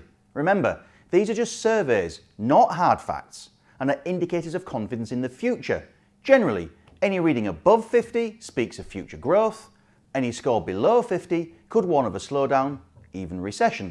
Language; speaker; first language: English; native; English